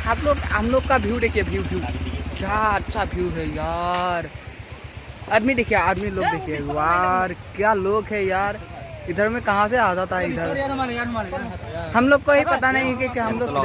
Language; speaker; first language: Hindi; non-native, local second language; Assamese